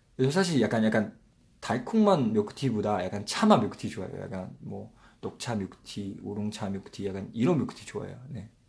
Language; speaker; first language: Korean; non-native, fluent; Chinese